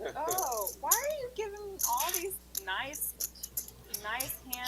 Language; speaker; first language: English; native; English